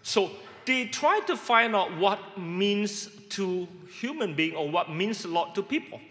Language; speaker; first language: English; non-native, fluent; Indonesian